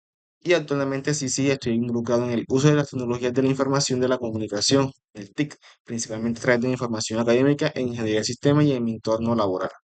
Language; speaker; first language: Spanish; native; Spanish